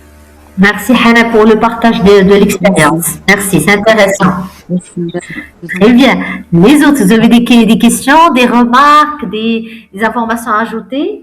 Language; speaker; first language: French; non-native, local second language; Arabic